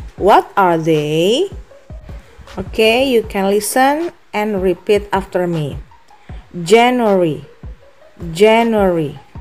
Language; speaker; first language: English; non-native, fluent; Indonesian